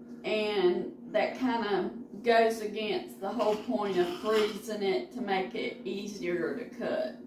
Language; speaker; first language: English; native; English